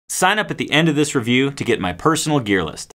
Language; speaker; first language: English; native; English